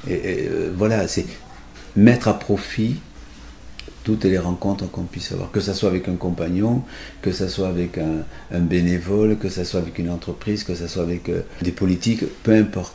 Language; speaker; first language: French; native; French